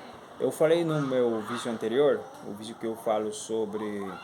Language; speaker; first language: Portuguese; non-native, fluent; Spanish